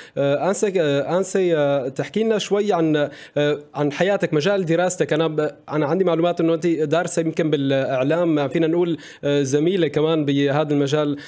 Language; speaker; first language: Arabic; native; Arabic